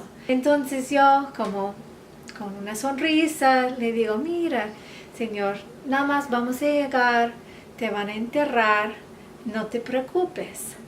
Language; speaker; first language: Spanish; non-native, fluent; English